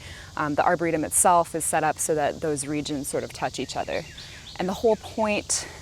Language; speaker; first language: English; native; English